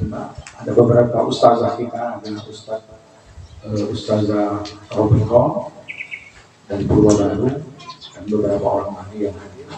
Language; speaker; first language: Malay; non-native, local second language; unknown